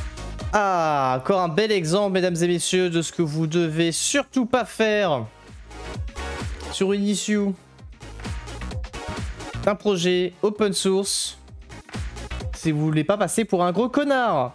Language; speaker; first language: French; native; French